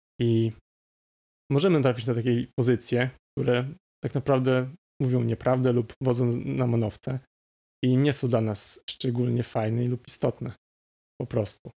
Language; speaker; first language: Polish; native; Polish